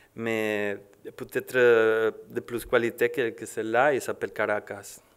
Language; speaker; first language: French; non-native, learner; Spanish